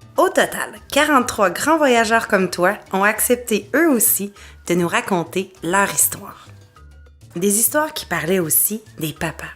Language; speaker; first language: French; native; French